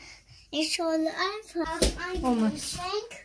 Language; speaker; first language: German; early bilingual, other home language; Tajik